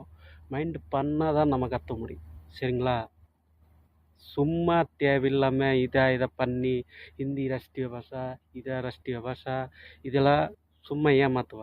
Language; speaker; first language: Tamil; non-native, learner; Assamese